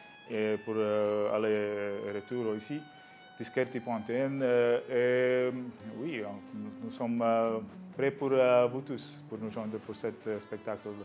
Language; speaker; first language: French; non-native, learner; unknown